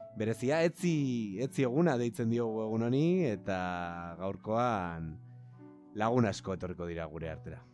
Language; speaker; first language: Basque; native; Basque